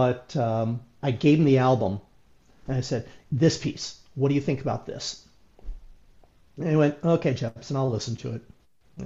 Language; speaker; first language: English; native; English